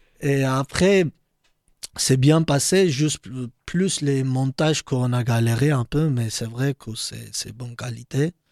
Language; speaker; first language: French; non-native, learner; Georgian